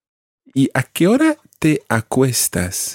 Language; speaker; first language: Spanish; non-native, fluent; English